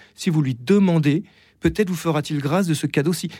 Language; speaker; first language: French; native; French